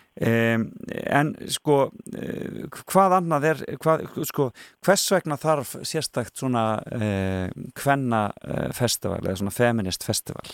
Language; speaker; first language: Icelandic; native; Icelandic